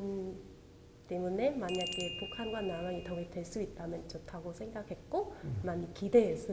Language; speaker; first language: Korean; non-native, local second language; Vietnamese